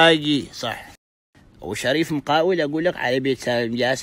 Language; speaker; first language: Arabic; native; Arabic